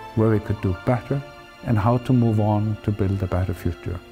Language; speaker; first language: English; non-native, fluent; Icelandic